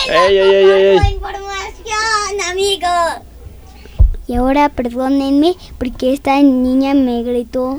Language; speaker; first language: Spanish; early bilingual, other home language; French